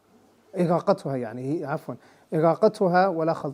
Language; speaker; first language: Arabic; non-native, fluent; English